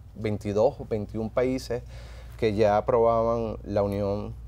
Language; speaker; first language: Spanish; native; Spanish